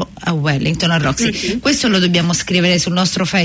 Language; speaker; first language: Italian; native; Italian